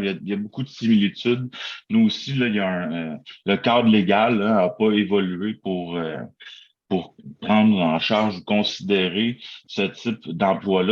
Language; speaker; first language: French; native; French